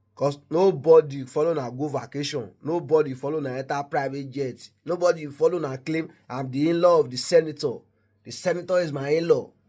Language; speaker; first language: Nigerian Pidgin; non-native, local second language; Yoruba